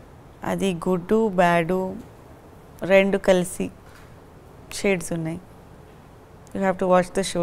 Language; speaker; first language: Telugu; non-native, learner; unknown